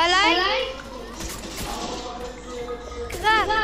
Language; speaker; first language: Hebrew; native; Hebrew